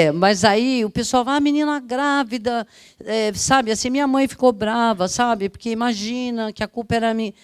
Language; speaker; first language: Portuguese; early bilingual, other home language; Italian